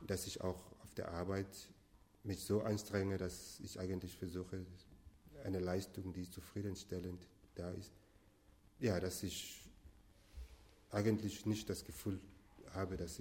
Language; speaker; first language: German; non-native, fluent; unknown